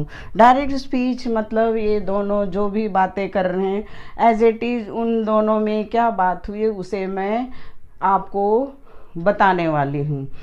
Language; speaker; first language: Hindi; native; Hindi